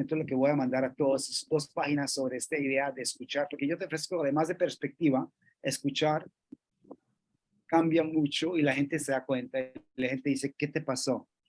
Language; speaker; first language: Spanish; non-native, fluent; English